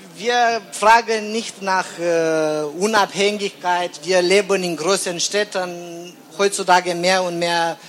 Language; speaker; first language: German; non-native, fluent; Romanian